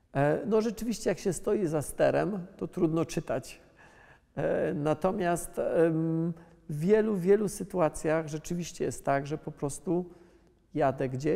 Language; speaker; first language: Polish; native; Polish